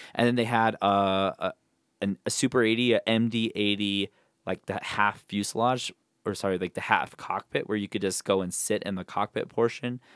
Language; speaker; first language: English; native; English